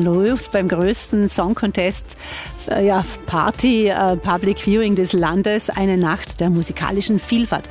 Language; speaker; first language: German; native; German